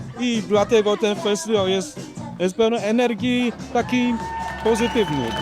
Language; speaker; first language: Polish; non-native, learner; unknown